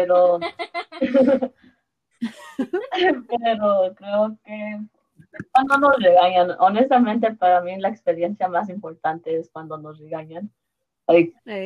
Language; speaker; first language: Spanish; early bilingual, heritage; Spanish